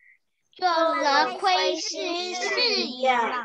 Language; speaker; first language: Chinese; early bilingual, heritage; Chinese